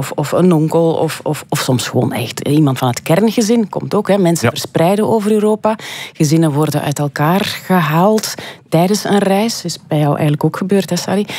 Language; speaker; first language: Dutch; native; Dutch